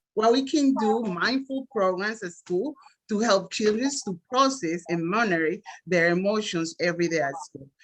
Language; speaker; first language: English; non-native, learner; Spanish